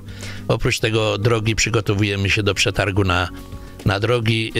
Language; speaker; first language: Polish; native; Polish